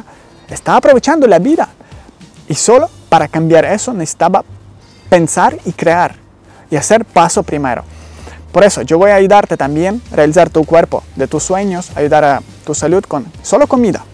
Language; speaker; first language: Spanish; non-native, learner; Ukrainian